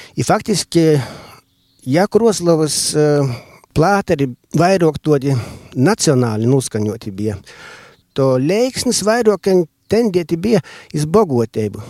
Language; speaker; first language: Latvian; native; Latvian